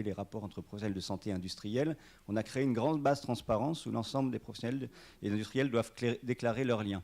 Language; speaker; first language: French; native; French